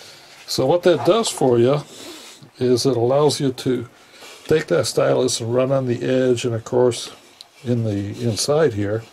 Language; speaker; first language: English; native; English